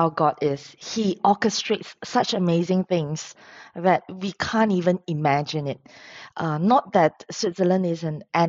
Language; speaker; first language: English; non-native, local second language; Min Nan Chinese